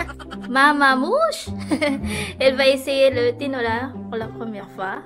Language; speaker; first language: French; non-native, learner; Filipino